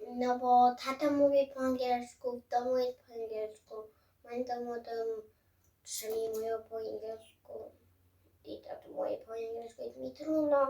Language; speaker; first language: Polish; early bilingual, heritage; Samoan